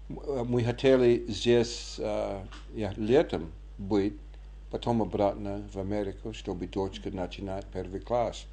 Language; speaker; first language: Russian; non-native, learner; English